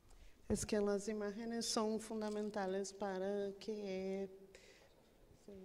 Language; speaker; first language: Spanish; non-native, fluent; Portuguese